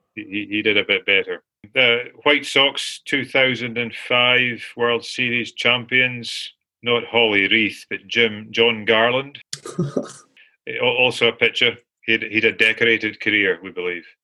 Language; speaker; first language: English; native; English